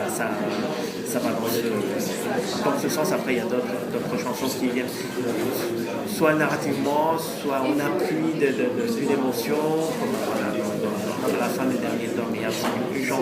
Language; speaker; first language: French; non-native, fluent; Spanish